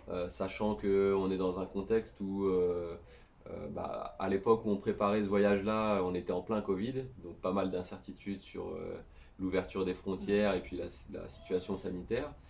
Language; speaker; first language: French; native; French